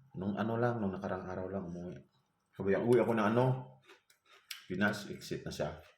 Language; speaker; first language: Filipino; non-native, local second language; Cebuano